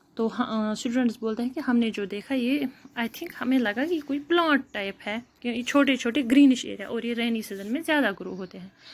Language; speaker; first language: Urdu; non-native, local second language; Kashmiri